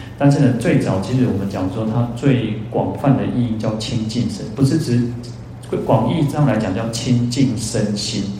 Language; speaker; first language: Chinese; native; Chinese